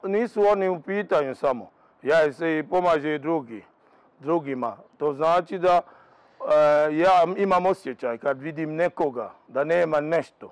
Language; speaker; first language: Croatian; non-native, learner; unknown